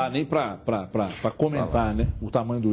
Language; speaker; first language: Portuguese; native; Portuguese